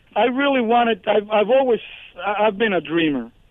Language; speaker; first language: English; early bilingual, other home language; Spanish